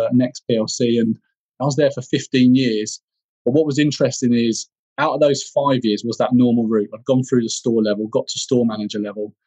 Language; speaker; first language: English; native; English